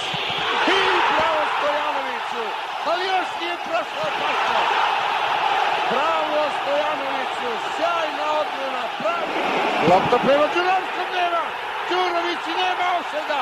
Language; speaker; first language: Serbian; native; Serbian